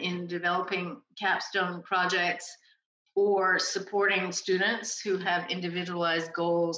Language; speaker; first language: English; native; English